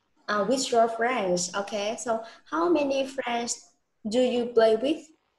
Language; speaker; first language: English; non-native, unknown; Vietnamese